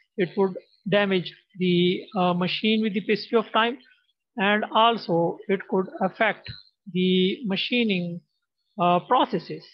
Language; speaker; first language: English; non-native, local second language; Pashto